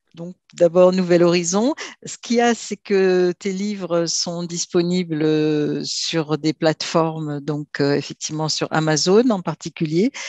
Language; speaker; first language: French; non-native, local second language; Arabic